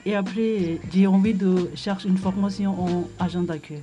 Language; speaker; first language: French; non-native, learner; Tibetan